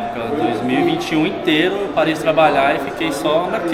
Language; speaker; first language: Portuguese; native; Portuguese